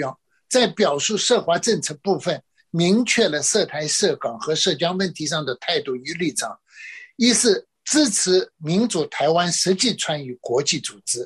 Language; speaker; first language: Chinese; native; Chinese